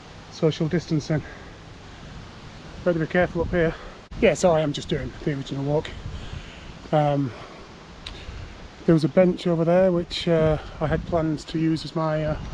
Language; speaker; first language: English; native; English